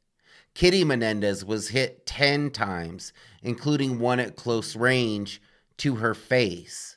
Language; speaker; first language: English; native; English